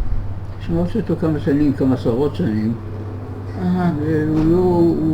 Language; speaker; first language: Hebrew; early bilingual, other home language; German